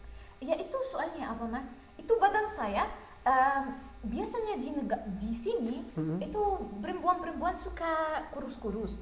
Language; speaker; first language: Indonesian; non-native, learner; Arabic